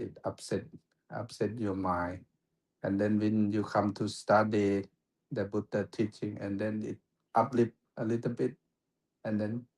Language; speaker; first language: English; non-native, fluent; Thai